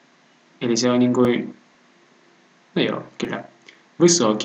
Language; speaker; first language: Finnish; non-native, fluent; Russian